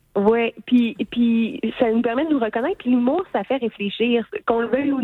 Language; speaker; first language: French; native; French